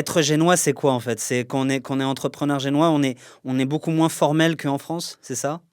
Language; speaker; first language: French; native; French